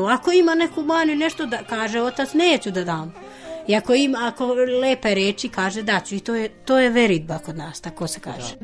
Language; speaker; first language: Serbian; non-native, fluent; Albanian